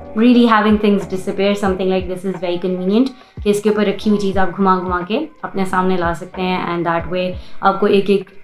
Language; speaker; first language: Urdu; native; Urdu